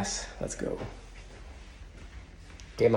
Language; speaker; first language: Spanish; non-native, learner; English